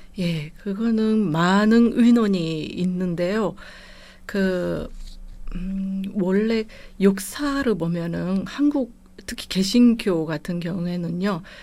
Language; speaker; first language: Korean; non-native, fluent; Japanese